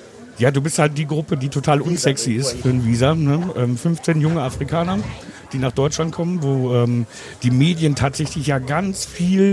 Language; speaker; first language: German; native; German